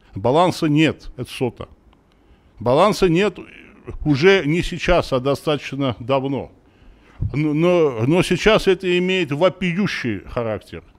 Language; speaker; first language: Russian; non-native, local second language; Armenian